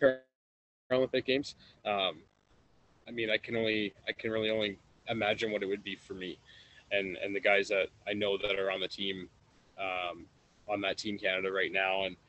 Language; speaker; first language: English; native; English